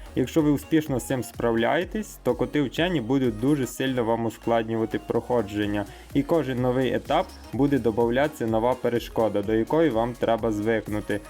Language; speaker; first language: Ukrainian; native; Ukrainian